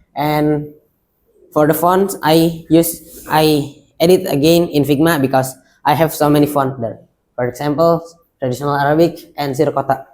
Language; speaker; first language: English; non-native, local second language; Indonesian